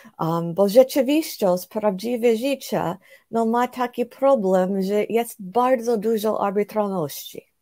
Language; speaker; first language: Polish; non-native, fluent; English